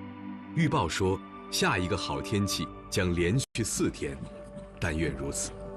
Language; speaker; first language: Chinese; native; Chinese